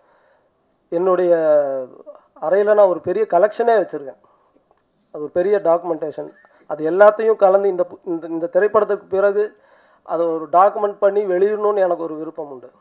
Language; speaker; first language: Tamil; native; Tamil